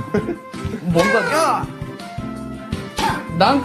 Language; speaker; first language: Japanese; non-native, learner; Korean